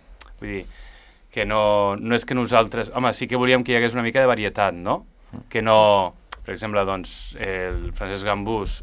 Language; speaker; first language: Catalan; native; Catalan